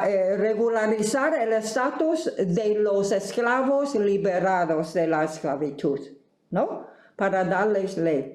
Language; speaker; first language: Spanish; non-native, fluent; Chinese